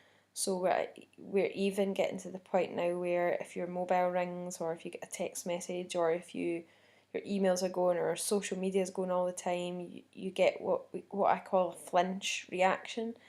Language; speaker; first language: English; native; English